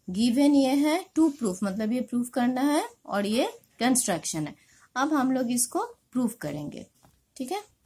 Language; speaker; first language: Hindi; non-native, local second language; Bangla